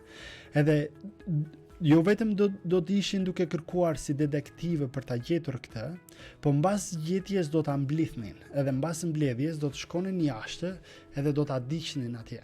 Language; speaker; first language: Albanian; native; Albanian